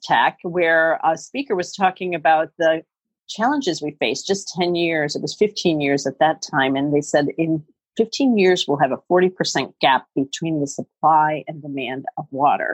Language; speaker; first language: English; native; English